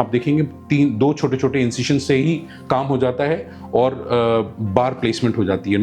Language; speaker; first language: Hindi; native; Hindi